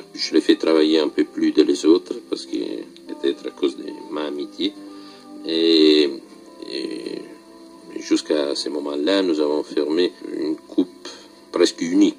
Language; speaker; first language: French; non-native, fluent; Italian